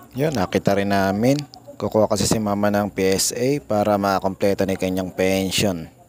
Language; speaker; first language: Filipino; native; Filipino